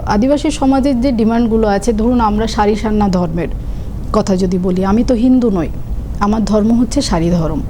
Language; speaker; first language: Bangla; non-native, local second language; Santali